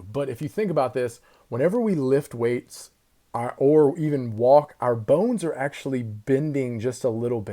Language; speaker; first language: English; native; English